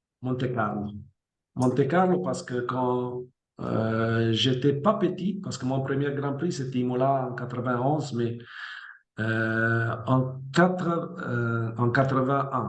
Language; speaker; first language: French; non-native, fluent; Italian